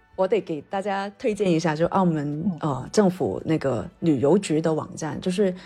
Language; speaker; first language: Chinese; non-native, local second language; Cantonese